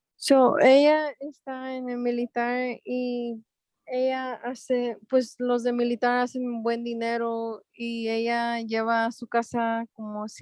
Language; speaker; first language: Spanish; early bilingual, heritage; Spanish